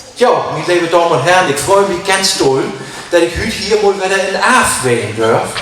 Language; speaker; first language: German; native; German